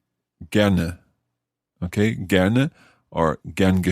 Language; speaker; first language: German; non-native, learner; English